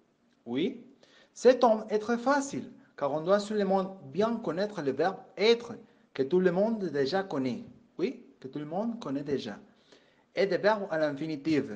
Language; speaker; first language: French; non-native, fluent; Spanish